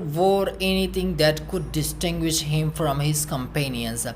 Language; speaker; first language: English; non-native, local second language; Urdu